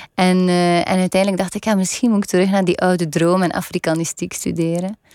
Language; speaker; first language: Dutch; native; Dutch